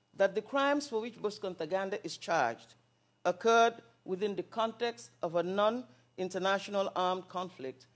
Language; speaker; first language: English; non-native, local second language; Wolof